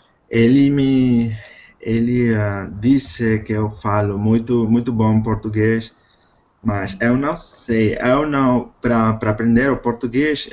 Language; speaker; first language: Portuguese; non-native, learner; Spanish